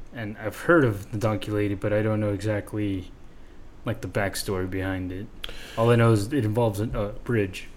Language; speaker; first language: English; native; English